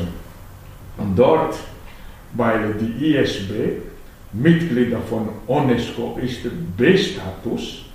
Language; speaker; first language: German; non-native, fluent; Malagasy